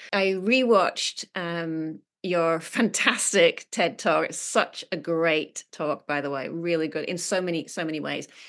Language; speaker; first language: English; native; English